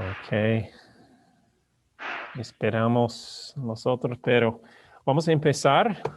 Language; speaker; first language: Spanish; non-native, learner; English